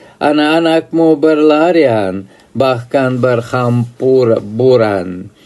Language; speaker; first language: Indonesian; non-native, fluent; Russian